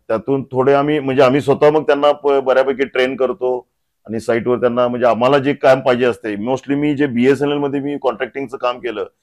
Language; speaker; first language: Marathi; native; Marathi